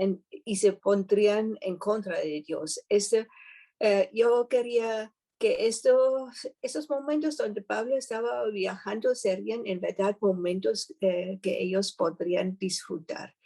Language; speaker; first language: Spanish; non-native, fluent; German